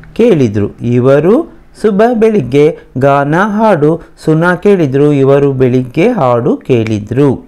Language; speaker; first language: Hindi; non-native, local second language; Kannada